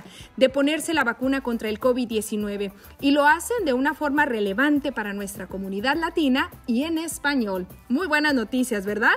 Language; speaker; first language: Spanish; native; Spanish